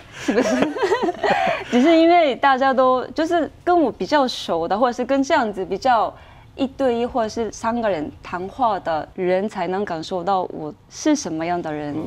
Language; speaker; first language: Chinese; non-native, fluent; Japanese